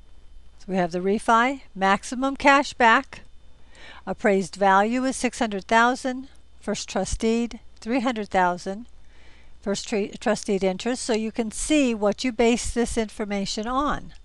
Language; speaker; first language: English; native; English